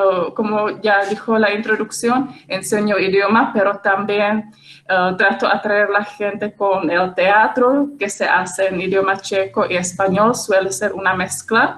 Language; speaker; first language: Spanish; non-native, fluent; Czech